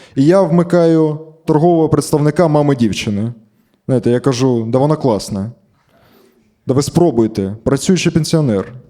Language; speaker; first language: Ukrainian; native; Ukrainian